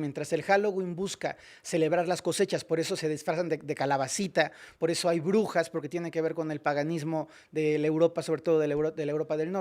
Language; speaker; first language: Spanish; native; Spanish